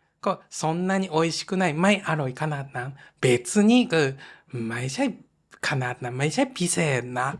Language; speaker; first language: Thai; non-native, fluent; Japanese